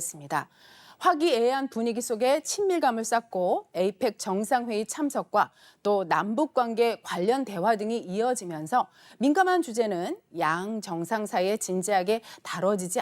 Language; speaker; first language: Korean; native; Korean